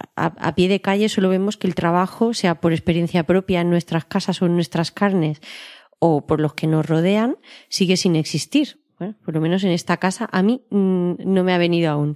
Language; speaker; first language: Spanish; native; Spanish